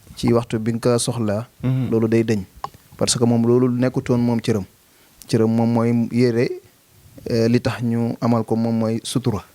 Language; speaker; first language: Wolof; native; Wolof